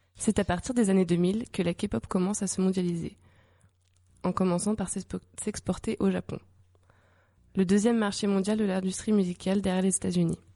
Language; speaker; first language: French; native; French